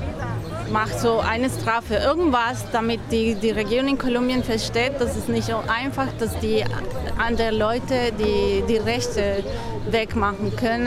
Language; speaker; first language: German; non-native, learner; Spanish